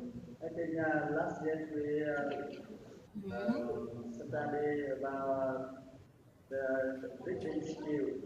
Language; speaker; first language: English; non-native, learner; Vietnamese